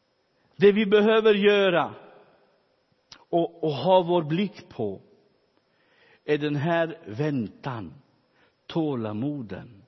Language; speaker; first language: Swedish; non-native, fluent; Romany